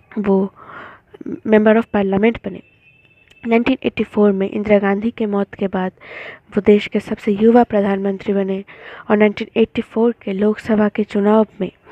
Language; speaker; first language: Hindi; non-native, local second language; Bangla